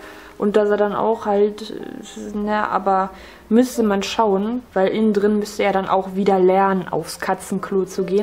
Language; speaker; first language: German; native; German